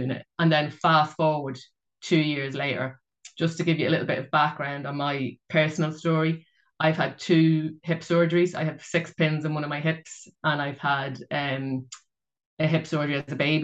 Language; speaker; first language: English; native; English